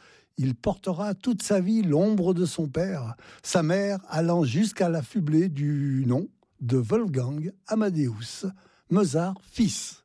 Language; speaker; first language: French; native; French